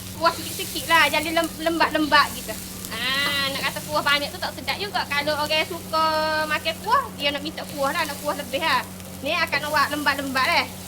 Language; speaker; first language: Malay; native; Malay